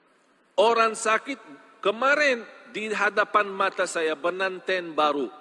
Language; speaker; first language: Indonesian; non-native, fluent; Arabic